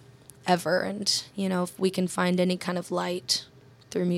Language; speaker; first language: English; native; English